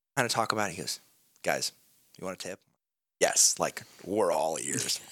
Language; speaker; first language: English; native; English